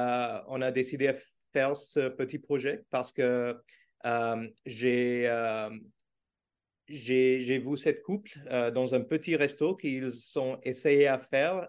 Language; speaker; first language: French; non-native, learner; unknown